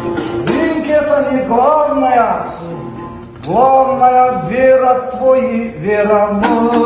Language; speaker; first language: Russian; non-native, local second language; Kyrgyz